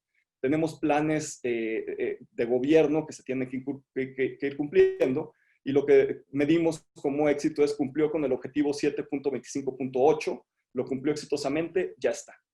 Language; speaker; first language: Spanish; native; Spanish